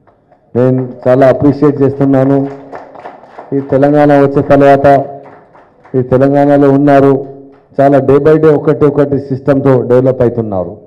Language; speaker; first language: Telugu; non-native, local second language; Urdu